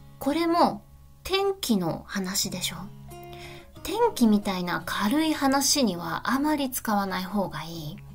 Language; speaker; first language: Japanese; native; Japanese